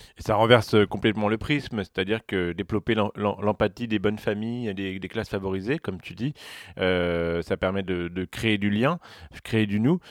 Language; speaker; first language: French; native; French